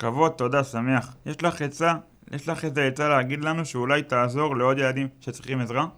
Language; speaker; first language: Hebrew; native; Hebrew